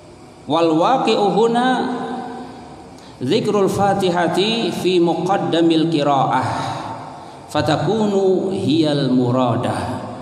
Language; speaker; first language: Arabic; non-native, fluent; Indonesian